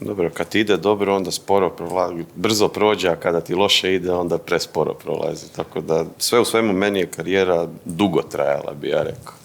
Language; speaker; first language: Bosnian; native; Bosnian